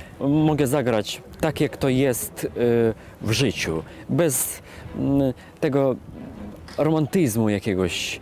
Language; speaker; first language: Polish; non-native, fluent; Ukrainian